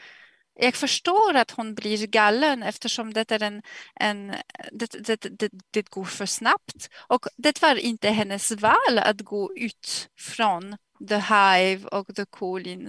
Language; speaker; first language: Swedish; non-native, fluent; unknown